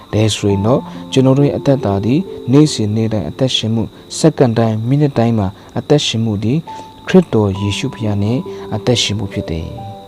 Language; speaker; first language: Burmese; non-native, local second language; Kachin